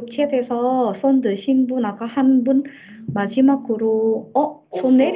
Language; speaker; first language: Korean; non-native, fluent; Indonesian